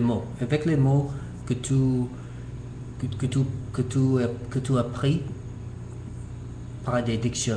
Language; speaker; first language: French; non-native, learner; English